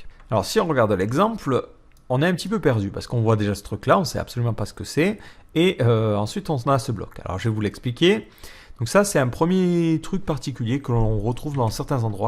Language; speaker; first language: French; native; French